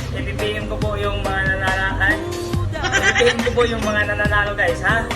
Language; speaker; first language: Filipino; non-native, local second language; Waray